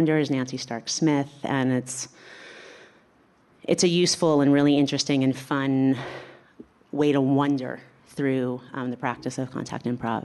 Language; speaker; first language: English; native; English